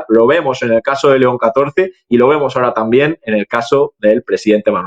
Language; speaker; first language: Spanish; native; Spanish